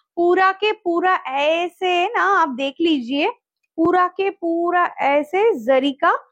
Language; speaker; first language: Hindi; non-native, local second language; Bangla